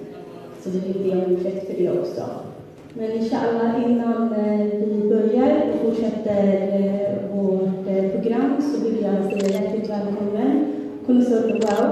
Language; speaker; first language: Swedish; early bilingual, other home language; Somali